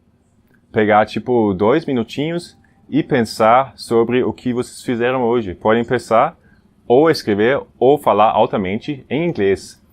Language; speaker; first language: Portuguese; non-native, fluent; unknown